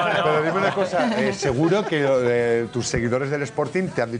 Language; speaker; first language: Spanish; native; Spanish